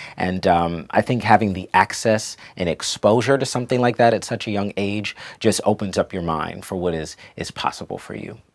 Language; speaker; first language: English; native; English